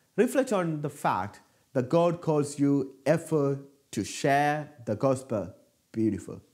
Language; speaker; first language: English; non-native, local second language; Malayalam